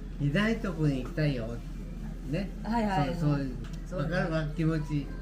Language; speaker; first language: Japanese; non-native, learner; Korean